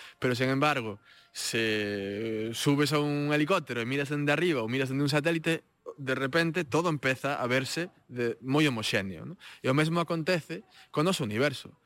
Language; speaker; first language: Galician; native; Galician